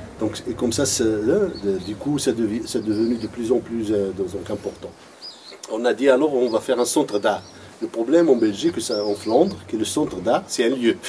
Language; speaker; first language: French; non-native, local second language; Arabic